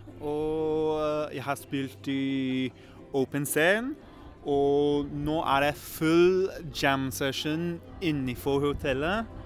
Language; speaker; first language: Norwegian; non-native, learner; English